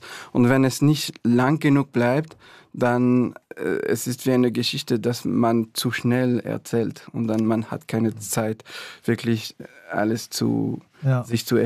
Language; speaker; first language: German; non-native, learner; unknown